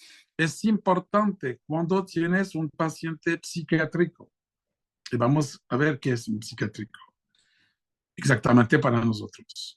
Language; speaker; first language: Spanish; non-native, fluent; French